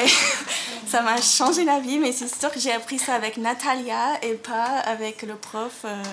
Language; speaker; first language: French; non-native, fluent; English